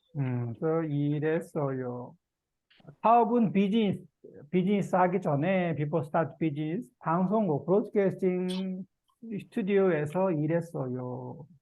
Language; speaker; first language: Korean; native; Korean